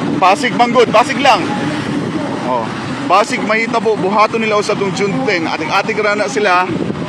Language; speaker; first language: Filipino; non-native, local second language; Cebuano